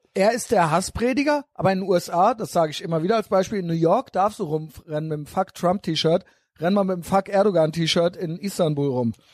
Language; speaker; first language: German; native; German